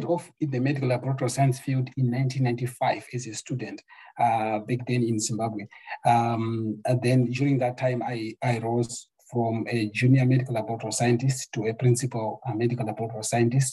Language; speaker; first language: English; non-native, local second language; Shona